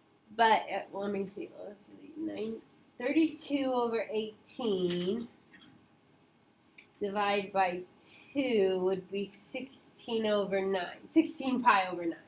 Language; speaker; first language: English; native; English